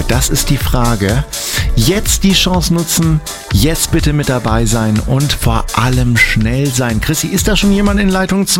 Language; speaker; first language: German; native; German